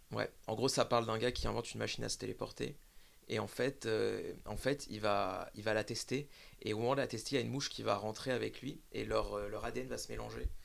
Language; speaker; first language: French; native; French